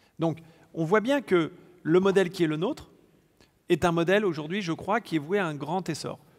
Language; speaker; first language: French; native; French